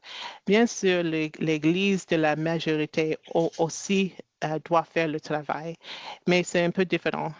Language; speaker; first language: French; non-native, learner; English